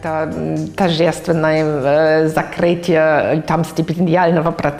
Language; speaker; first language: Russian; non-native, fluent; German